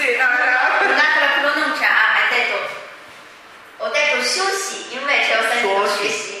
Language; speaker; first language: Italian; non-native, learner; Chinese